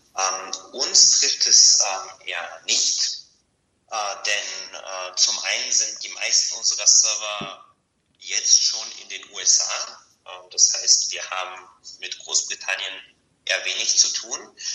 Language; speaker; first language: German; non-native, fluent; Bulgarian